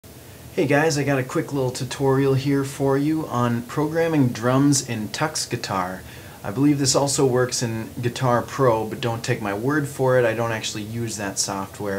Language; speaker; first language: English; native; English